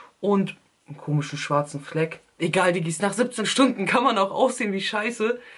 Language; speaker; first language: German; early bilingual, other home language; Turkish